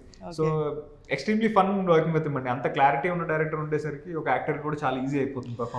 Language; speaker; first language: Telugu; native; Telugu